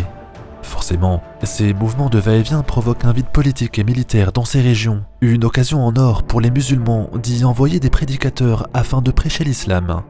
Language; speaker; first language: French; native; French